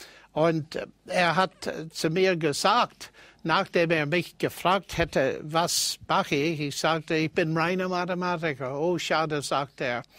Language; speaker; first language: German; non-native, fluent; English